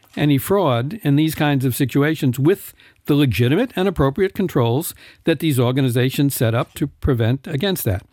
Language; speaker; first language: English; native; English